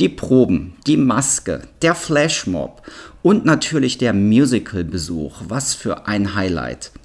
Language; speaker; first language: German; native; German